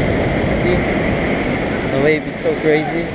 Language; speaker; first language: English; non-native, local second language; Filipino